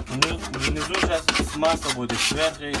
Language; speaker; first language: Russian; non-native, learner; Turkmen